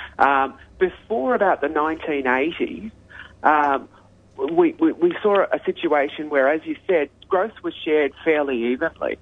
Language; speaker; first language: English; native; English